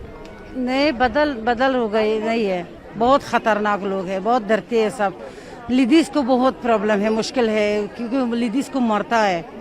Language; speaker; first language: Hindi; non-native, learner; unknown